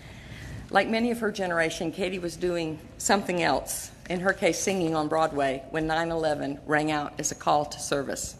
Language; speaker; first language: English; native; English